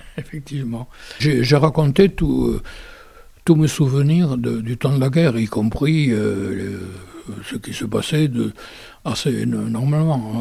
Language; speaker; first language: French; non-native, local second language; Occitan